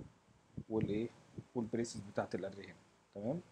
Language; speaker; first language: Arabic; native; Arabic